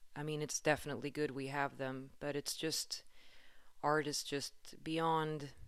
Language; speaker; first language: English; non-native, fluent; Swedish